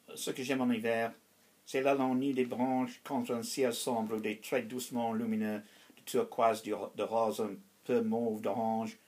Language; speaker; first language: French; non-native, fluent; English